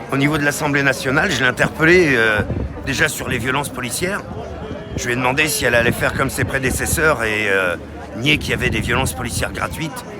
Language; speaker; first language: French; native; French